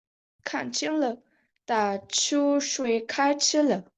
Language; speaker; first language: Chinese; non-native, learner; Urdu